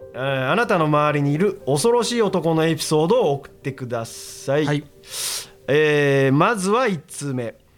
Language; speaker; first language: Japanese; native; Japanese